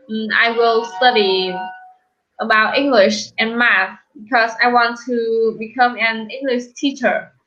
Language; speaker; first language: English; non-native, learner; Vietnamese